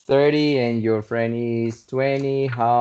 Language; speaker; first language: English; non-native, fluent; Spanish